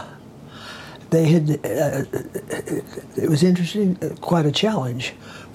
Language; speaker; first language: English; native; English